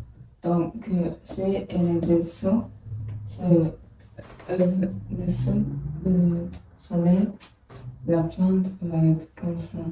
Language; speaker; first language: French; non-native, learner; Chinese